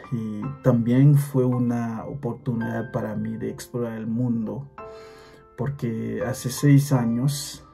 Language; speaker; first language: Spanish; non-native, fluent; Haitian Creole